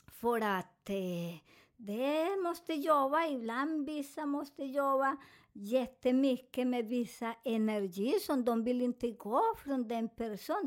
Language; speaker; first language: Swedish; non-native, fluent; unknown